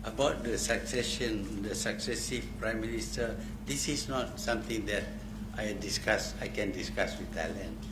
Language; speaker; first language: English; non-native, local second language; Malay